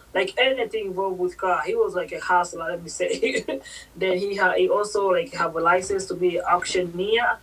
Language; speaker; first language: English; non-native, local second language; Swahili